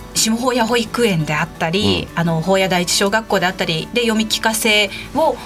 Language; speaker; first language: Japanese; native; Japanese